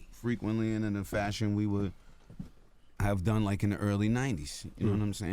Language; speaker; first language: English; native; English